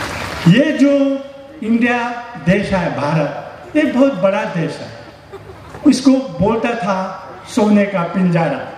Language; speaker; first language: Hindi; non-native, learner; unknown